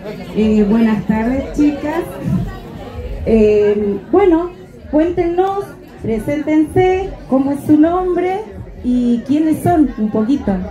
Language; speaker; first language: Spanish; native; Spanish